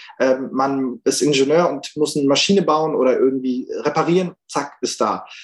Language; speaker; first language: German; early bilingual, other home language; Turkish